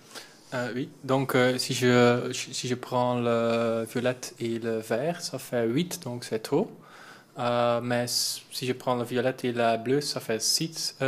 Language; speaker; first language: French; non-native, learner; Dutch